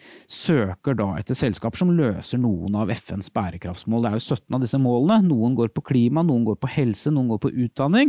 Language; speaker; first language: Norwegian; native; Norwegian